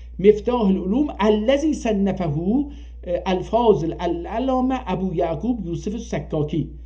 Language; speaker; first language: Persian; non-native, local second language; Azerbaijani